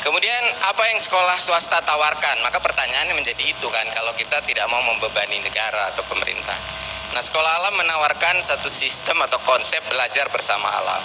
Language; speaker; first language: Indonesian; native; Indonesian